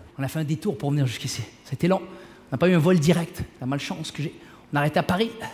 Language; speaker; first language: French; early bilingual, other home language; Arabic